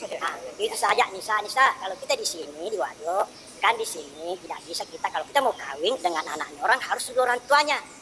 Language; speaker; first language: Indonesian; non-native, local second language; Buginese